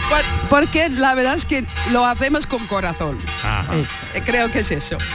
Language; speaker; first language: Spanish; non-native, fluent; Dutch